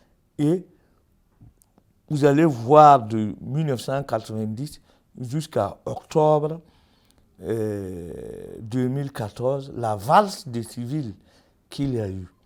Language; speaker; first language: French; native; French